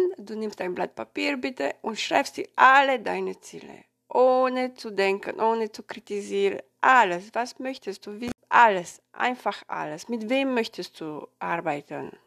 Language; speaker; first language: German; non-native, fluent; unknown